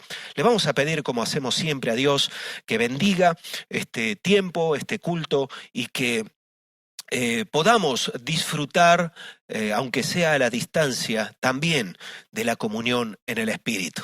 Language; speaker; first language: Spanish; native; Spanish